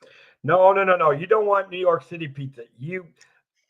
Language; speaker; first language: English; native; English